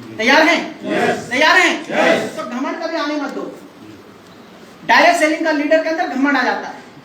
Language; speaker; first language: Hindi; non-native, local second language; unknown